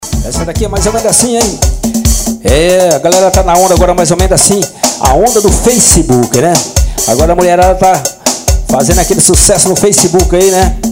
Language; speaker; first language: Portuguese; native; Portuguese